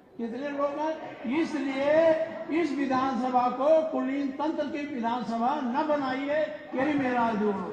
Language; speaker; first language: Hindi; native; Hindi